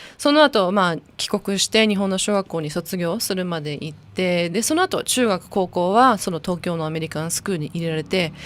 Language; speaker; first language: Japanese; non-native, local second language; English